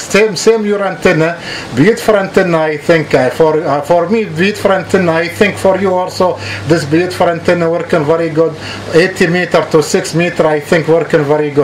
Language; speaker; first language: English; non-native, learner; Arabic